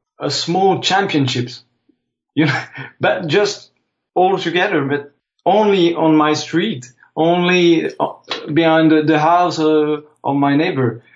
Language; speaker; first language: English; non-native, fluent; French